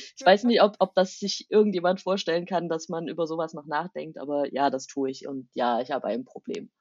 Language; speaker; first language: German; native; German